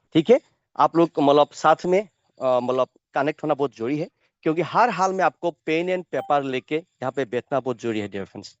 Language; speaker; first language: Hindi; non-native, local second language; Assamese